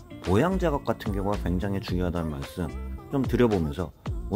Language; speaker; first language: Korean; native; Korean